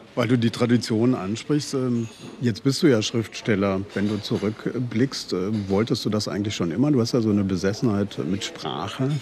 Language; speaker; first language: German; native; German